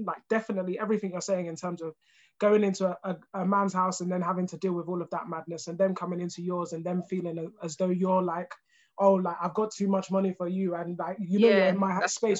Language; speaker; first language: English; early bilingual, other home language; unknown